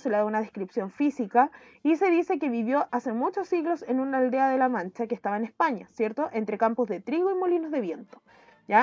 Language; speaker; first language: Spanish; native; Spanish